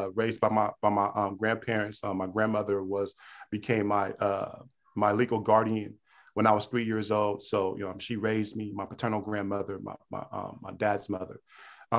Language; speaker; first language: English; native; English